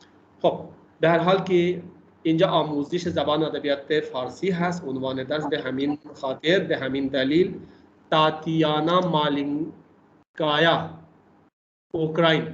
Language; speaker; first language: Persian; non-native, fluent; Urdu